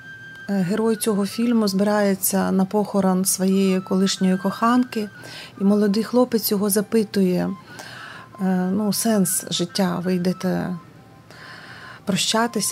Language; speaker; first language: Ukrainian; non-native, local second language; Russian